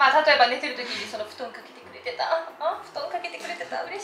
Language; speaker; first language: Japanese; early bilingual, other home language; Russian